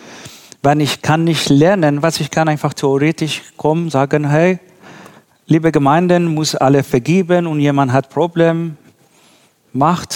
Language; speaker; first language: German; non-native, learner; Persian